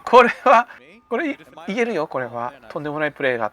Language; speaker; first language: Japanese; native; Japanese